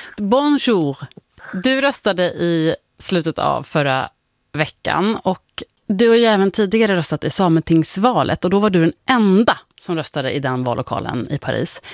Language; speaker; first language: Swedish; native; Swedish